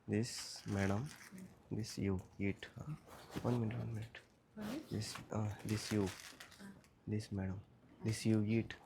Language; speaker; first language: English; non-native, learner; Telugu